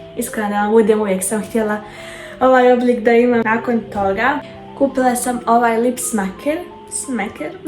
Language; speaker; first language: Bosnian; early bilingual, heritage; Bosnian